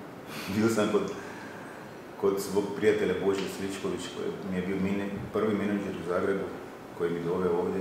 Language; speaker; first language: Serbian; non-native, fluent; Portuguese